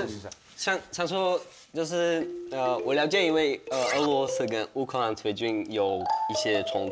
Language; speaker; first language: Chinese; non-native, fluent; Russian